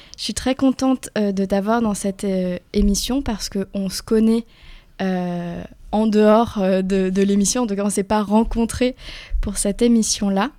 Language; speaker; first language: French; native; French